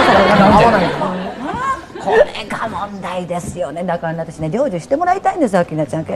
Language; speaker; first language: Japanese; native; Japanese